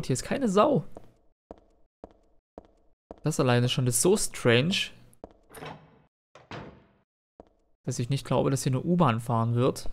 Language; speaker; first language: German; native; German